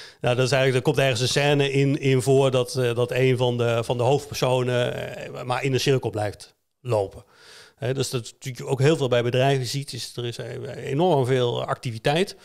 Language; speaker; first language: Dutch; native; Dutch